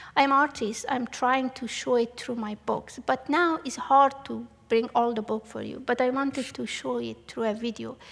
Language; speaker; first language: English; non-native, learner; Persian